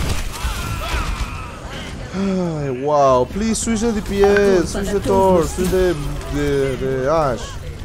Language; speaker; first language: English; non-native, learner; Spanish